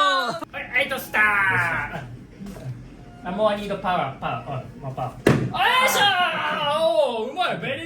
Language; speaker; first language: English; non-native, learner; Japanese